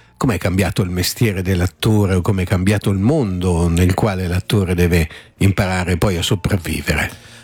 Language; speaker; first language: Italian; native; Italian